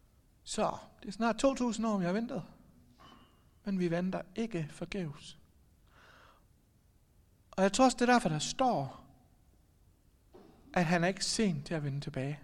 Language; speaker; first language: Danish; native; Danish